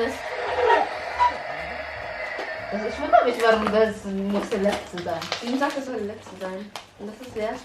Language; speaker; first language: German; early bilingual, other home language; Filipino